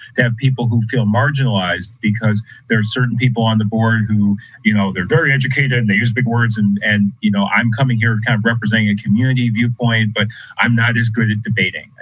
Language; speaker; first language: English; native; English